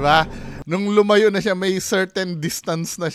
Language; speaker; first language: Filipino; native; Filipino